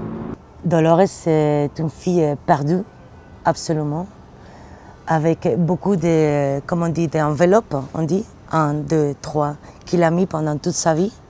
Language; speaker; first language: French; non-native, learner; Spanish